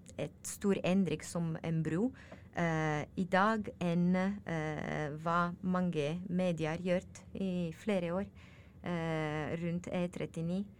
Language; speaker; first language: Norwegian; non-native, learner; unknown